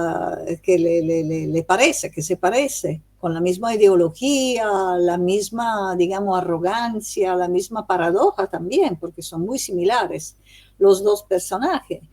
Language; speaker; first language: Spanish; non-native, fluent; Italian